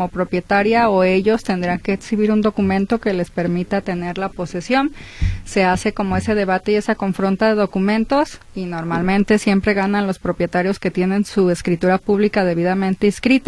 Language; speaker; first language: Spanish; native; Spanish